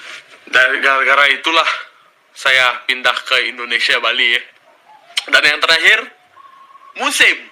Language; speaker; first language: Indonesian; early bilingual, other home language; Russian